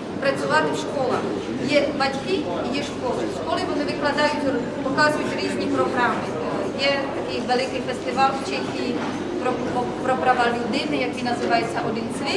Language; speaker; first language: Ukrainian; non-native, fluent; Czech